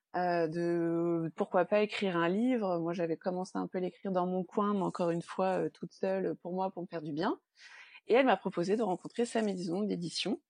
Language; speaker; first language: French; native; French